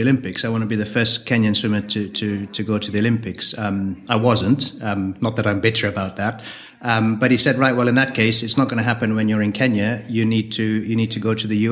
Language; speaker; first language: English; native; English